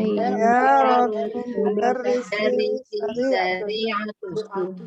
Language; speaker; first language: Arabic; non-native, learner; Indonesian